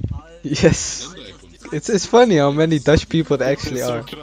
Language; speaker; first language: English; non-native, fluent; German